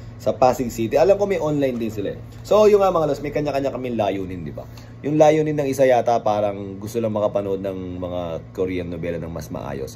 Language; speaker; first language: Filipino; native; Filipino